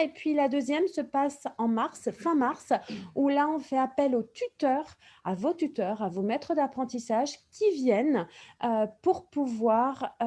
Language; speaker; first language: French; native; French